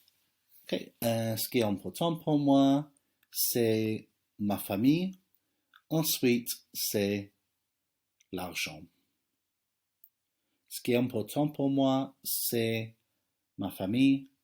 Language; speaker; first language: French; non-native, fluent; English